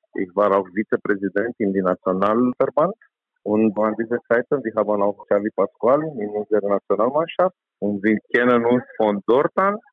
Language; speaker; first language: German; non-native, learner; Romanian